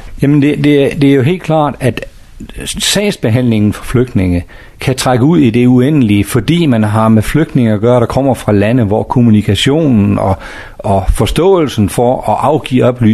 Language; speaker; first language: Danish; native; Danish